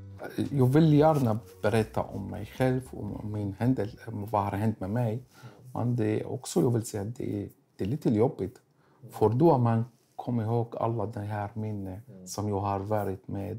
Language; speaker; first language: Swedish; non-native, learner; Arabic